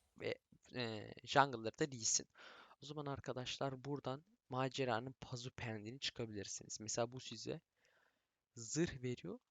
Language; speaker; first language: Turkish; early bilingual, heritage; Turkish